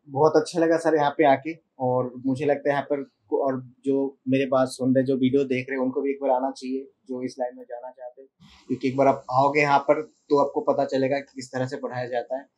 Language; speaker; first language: Hindi; non-native, local second language; Bangla